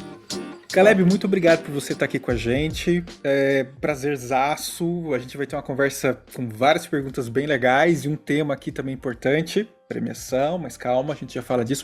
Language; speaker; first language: Portuguese; native; Portuguese